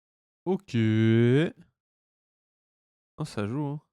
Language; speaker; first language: French; native; French